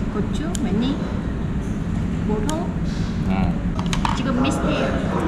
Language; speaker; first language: Korean; non-native, learner; Vietnamese